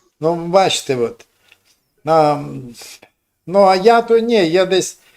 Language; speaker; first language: Ukrainian; native; Ukrainian